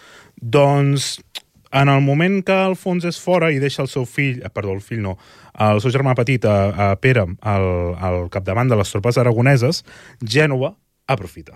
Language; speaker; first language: Catalan; native; Catalan